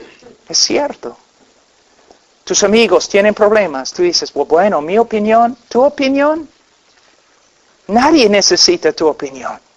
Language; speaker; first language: Spanish; non-native, fluent; English